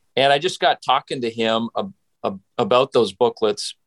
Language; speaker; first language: English; native; English